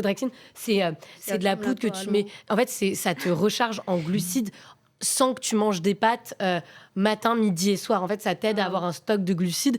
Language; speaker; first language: French; native; French